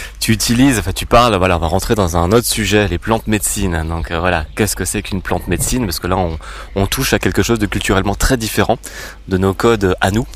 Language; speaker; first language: French; native; French